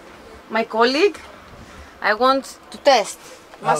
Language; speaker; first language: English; non-native, fluent; Greek